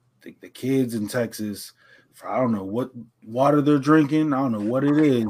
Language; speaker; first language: English; native; English